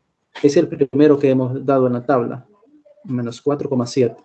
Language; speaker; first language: Spanish; native; Spanish